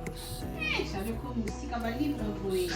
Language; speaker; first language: German; non-native, learner; Lingala